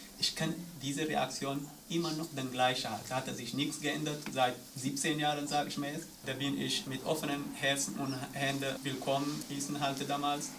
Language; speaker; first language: German; non-native, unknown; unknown